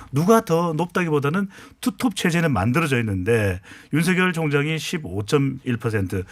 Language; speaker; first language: Korean; native; Korean